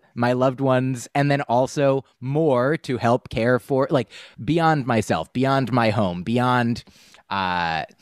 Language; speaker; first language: English; native; English